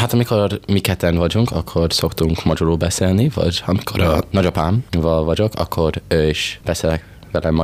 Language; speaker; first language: Hungarian; early bilingual, heritage; English